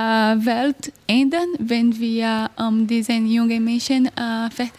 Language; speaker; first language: German; non-native, learner; Portuguese